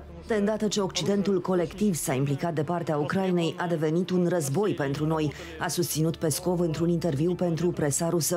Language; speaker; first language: Romanian; native; Romanian